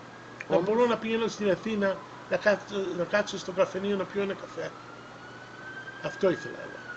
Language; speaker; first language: Greek; early bilingual, other home language; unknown